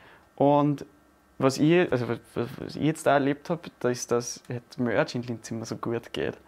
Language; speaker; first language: German; native; German